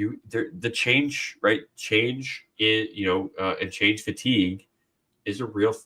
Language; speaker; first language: English; native; English